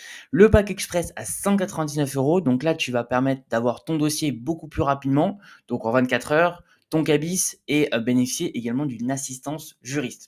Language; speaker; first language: French; native; French